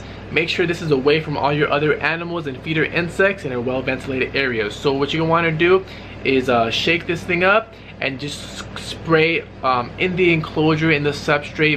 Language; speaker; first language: English; native; English